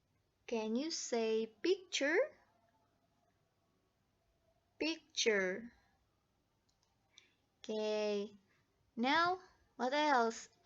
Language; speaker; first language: English; non-native, fluent; Indonesian